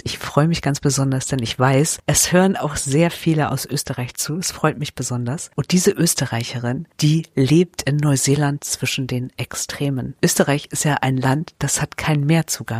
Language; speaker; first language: German; native; German